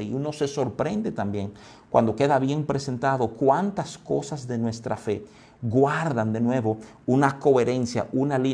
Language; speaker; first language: Spanish; native; Spanish